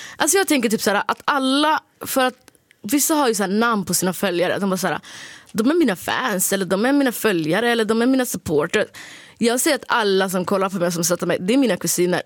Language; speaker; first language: Swedish; early bilingual, other home language; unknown